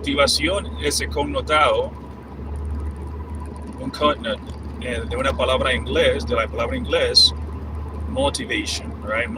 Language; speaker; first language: Spanish; early bilingual, heritage; Spanish